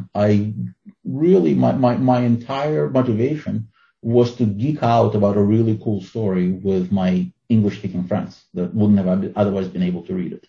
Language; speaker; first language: English; non-native, fluent; Russian